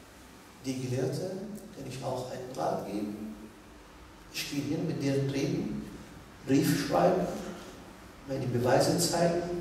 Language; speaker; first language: German; non-native, fluent; Arabic